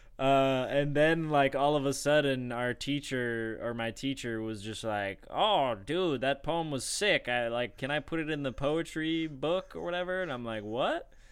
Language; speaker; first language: English; native; English